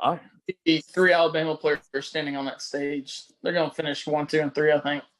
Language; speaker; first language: English; native; English